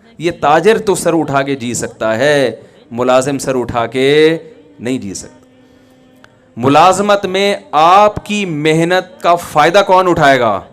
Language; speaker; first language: Urdu; native; Urdu